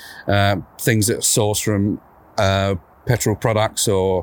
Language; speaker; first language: English; native; English